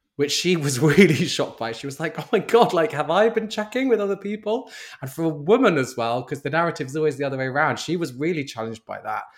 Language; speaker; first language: English; native; English